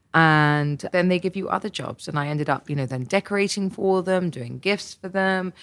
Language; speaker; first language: English; native; English